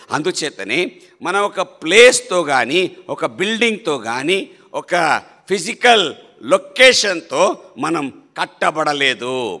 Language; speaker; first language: Telugu; non-native, local second language; Malayalam